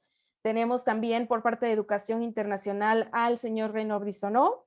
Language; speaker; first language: Spanish; native; Spanish